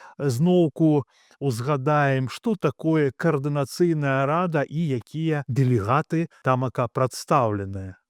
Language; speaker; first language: Belarusian; native; Belarusian